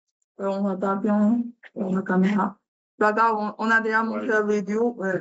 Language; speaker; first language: French; non-native, learner; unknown